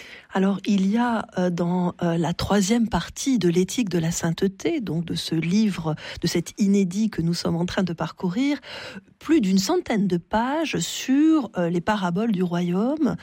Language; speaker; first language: French; native; French